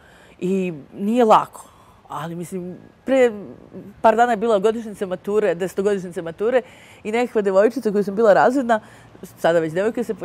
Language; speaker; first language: Serbian; native; Serbian